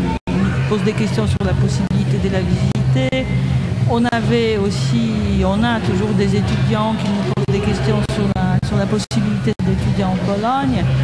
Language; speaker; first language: French; non-native, fluent; Polish